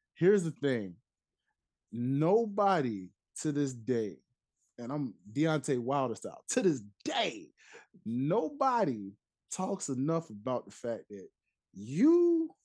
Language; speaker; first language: English; native; English